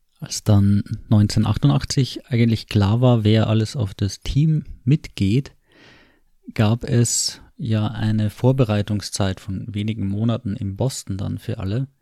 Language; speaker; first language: German; native; German